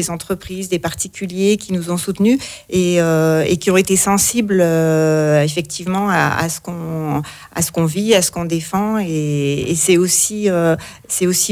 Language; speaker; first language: French; native; French